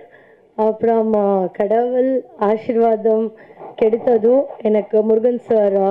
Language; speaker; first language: Tamil; non-native, learner; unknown